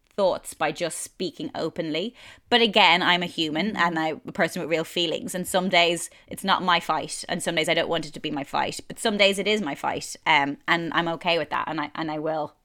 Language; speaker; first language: English; native; English